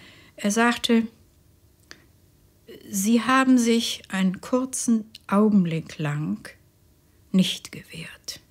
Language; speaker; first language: German; native; German